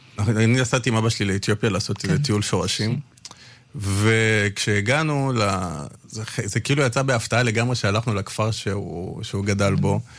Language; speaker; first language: Hebrew; early bilingual, other home language; Amharic